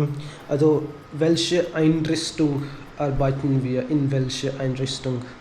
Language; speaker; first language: German; non-native, learner; Hindi